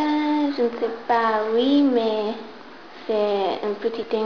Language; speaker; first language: French; non-native, learner; English